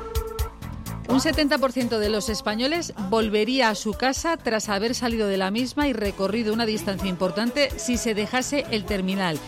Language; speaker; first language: Spanish; native; Spanish